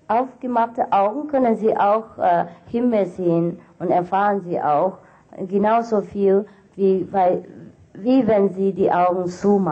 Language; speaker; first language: German; non-native, fluent; Vietnamese